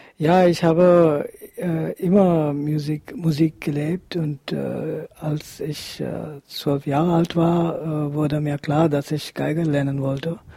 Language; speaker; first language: German; non-native, fluent; Hindi